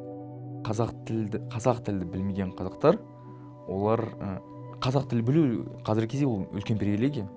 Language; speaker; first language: Kazakh; non-native, local second language; Russian